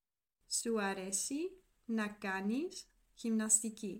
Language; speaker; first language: Greek; non-native, learner; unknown